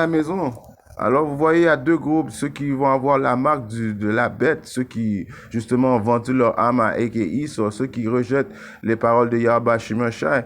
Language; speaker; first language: French; native; French